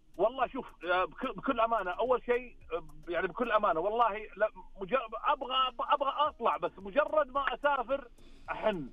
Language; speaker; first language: Arabic; native; Arabic